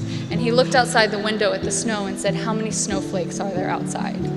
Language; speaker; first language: English; native; English